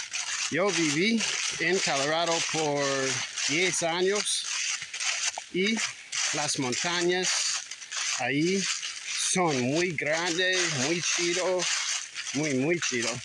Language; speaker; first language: Spanish; non-native, learner; English